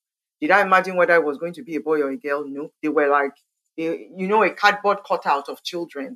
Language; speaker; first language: English; non-native, local second language; Igbo